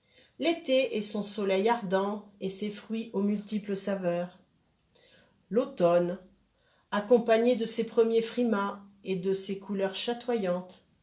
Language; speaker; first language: French; native; French